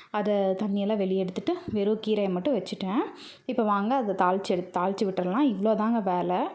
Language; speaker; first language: Tamil; native; Tamil